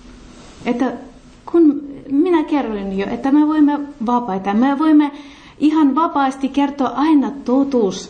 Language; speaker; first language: Finnish; non-native, learner; Russian